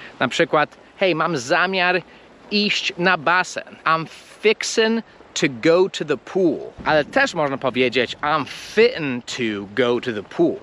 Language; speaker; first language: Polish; non-native, fluent; English